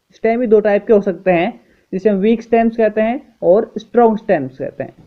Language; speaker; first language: Hindi; native; Hindi